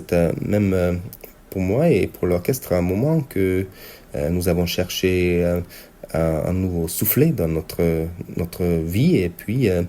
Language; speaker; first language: French; non-native, fluent; Hungarian